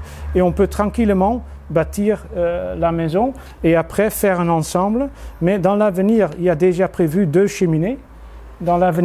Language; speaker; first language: French; non-native, fluent; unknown